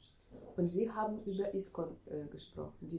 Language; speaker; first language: German; non-native, fluent; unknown